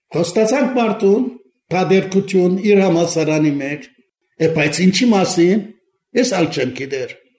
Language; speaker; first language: Armenian; early bilingual, heritage; Armenian